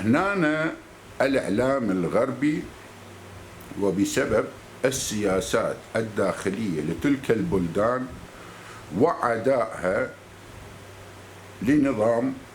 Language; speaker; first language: Arabic; native; Arabic